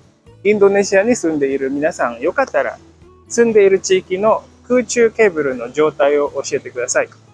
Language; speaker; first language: Japanese; non-native, fluent; Indonesian